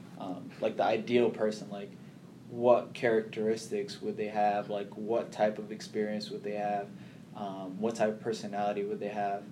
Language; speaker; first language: English; early bilingual, other home language; Somali